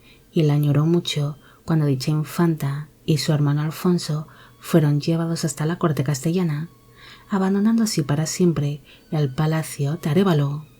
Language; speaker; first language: Spanish; native; Spanish